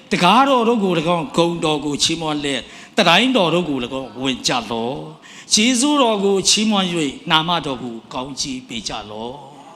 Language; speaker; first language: Burmese; non-native, local second language; Tedim Chin